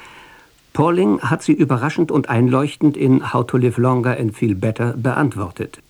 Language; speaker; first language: German; native; German